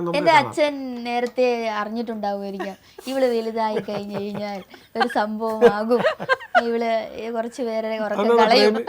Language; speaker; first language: Malayalam; non-native, local second language; Tamil